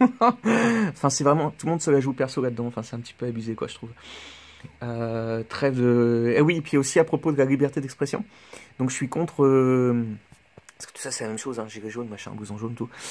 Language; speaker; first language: French; native; French